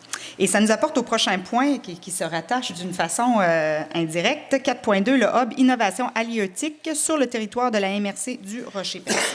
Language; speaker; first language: French; native; French